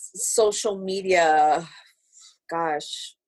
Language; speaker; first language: English; early bilingual, other home language; Spanish